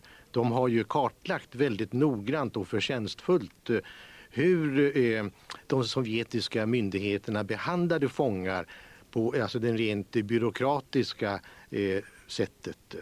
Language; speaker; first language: Swedish; native; Swedish